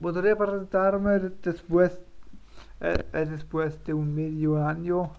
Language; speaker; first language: Spanish; non-native, learner; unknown